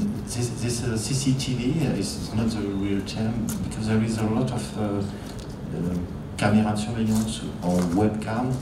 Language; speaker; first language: English; non-native, learner; French